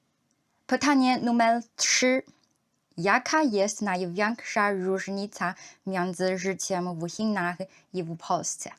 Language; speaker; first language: Polish; non-native, learner; Chinese